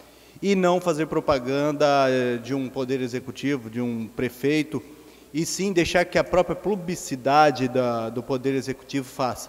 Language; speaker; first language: Portuguese; native; Portuguese